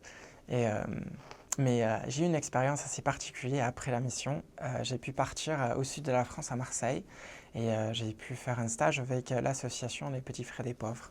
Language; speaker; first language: French; non-native, fluent; English